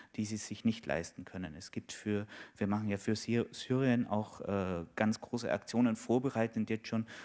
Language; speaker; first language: German; native; German